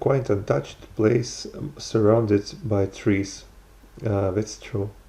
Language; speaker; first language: English; non-native, learner; Russian